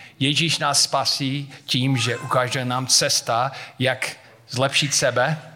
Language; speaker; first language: Czech; non-native, fluent; English